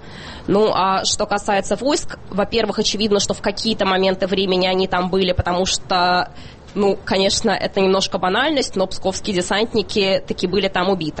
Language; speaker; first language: Russian; native; Russian